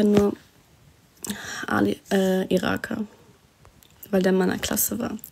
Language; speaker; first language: German; early bilingual, other home language; Arabic